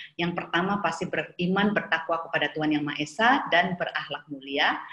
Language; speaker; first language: Indonesian; non-native, local second language; Javanese